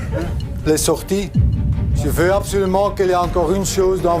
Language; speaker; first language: French; non-native, local second language; Dutch